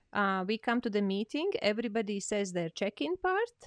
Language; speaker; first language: English; non-native, fluent; Latvian